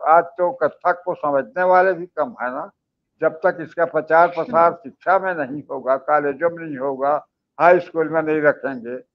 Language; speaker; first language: Hindi; native; Hindi